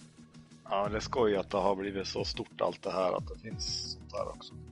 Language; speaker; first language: Swedish; native; Swedish